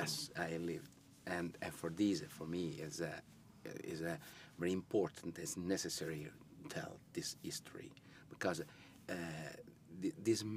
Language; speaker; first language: English; non-native, learner; Italian